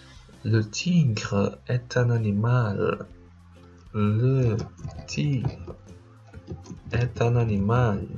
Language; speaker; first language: French; non-native, fluent; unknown